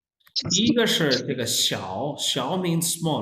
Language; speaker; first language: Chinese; non-native, fluent; Urdu